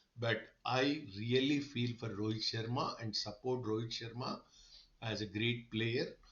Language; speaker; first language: English; non-native, local second language; Telugu